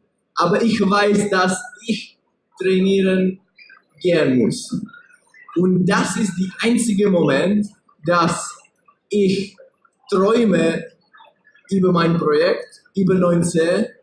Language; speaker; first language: German; non-native, learner; Czech